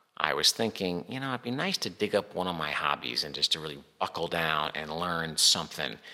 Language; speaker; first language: English; native; English